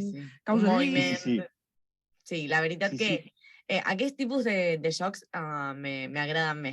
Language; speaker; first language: Catalan; non-native, local second language; Spanish